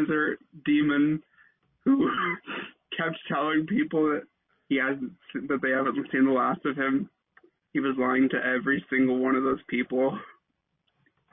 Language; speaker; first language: English; native; English